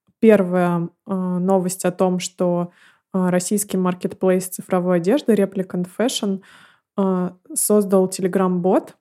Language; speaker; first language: Russian; native; Russian